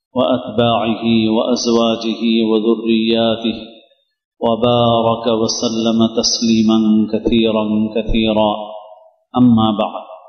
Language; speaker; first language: Urdu; native; Urdu